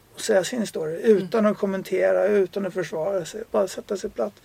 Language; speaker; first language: Swedish; native; Swedish